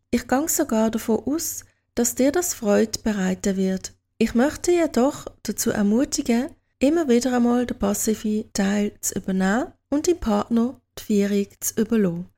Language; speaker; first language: German; native; German